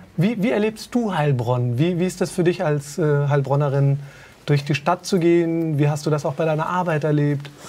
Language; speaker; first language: German; native; German